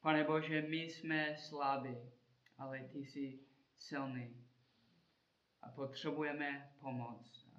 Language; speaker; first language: Czech; non-native, learner; English